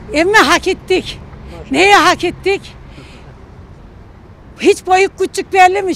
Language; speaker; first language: Turkish; native; Turkish